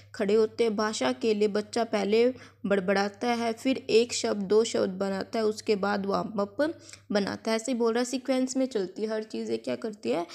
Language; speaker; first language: Hindi; native; Hindi